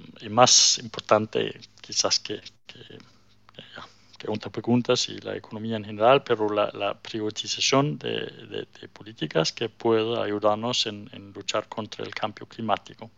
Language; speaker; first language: Spanish; non-native, fluent; Danish